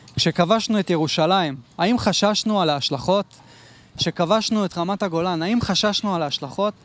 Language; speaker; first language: Hebrew; native; Hebrew